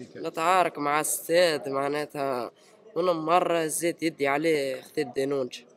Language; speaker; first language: Arabic; early bilingual, heritage; Italian